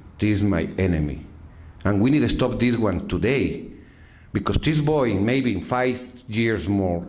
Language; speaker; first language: English; non-native, learner; Spanish